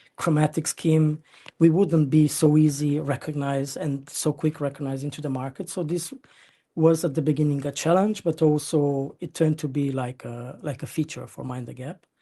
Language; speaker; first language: English; non-native, fluent; Romanian